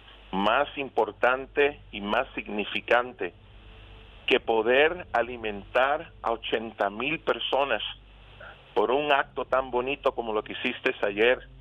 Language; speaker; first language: Spanish; early bilingual, other home language; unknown